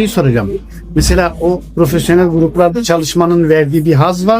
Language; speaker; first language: Turkish; native; Turkish